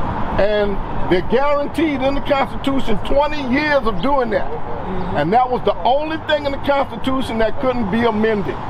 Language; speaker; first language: English; native; English